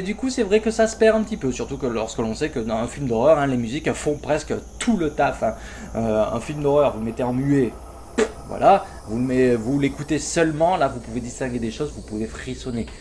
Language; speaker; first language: French; native; French